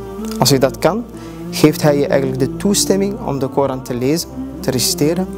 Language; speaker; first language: Dutch; early bilingual, other home language; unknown